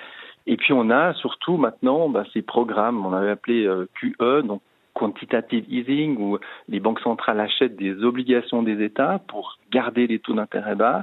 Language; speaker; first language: French; native; French